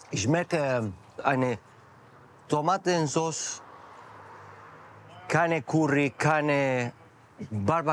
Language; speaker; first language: German; non-native, learner; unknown